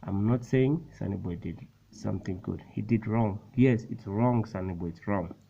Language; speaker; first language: English; non-native, local second language; Afrikaans